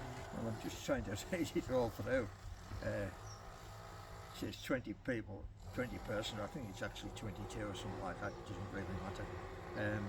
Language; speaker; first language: English; native; English